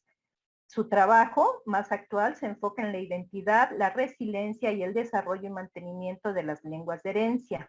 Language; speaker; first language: Spanish; native; Spanish